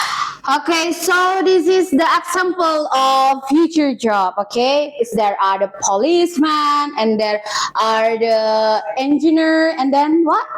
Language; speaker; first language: English; non-native, learner; Indonesian